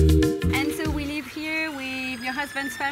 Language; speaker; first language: English; non-native, fluent; French